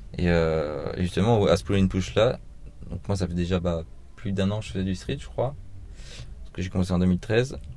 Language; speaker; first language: French; native; French